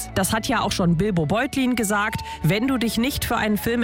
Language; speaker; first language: German; native; German